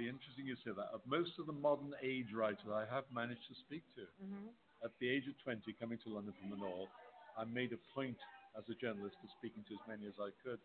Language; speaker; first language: English; native; English